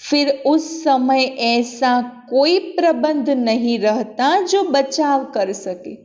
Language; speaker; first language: Hindi; non-native, local second language; Gujarati